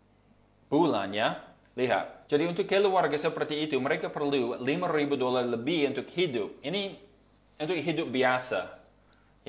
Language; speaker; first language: Indonesian; non-native, fluent; English